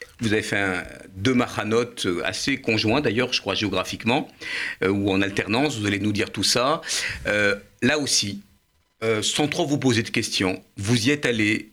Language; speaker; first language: French; native; French